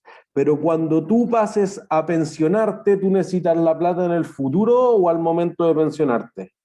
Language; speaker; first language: Spanish; native; Spanish